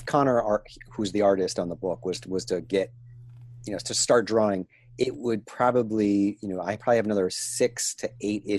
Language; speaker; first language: English; native; English